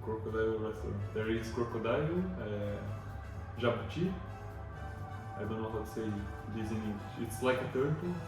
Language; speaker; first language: English; non-native, learner; Portuguese